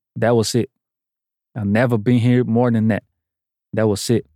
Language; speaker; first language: English; non-native, fluent; Portuguese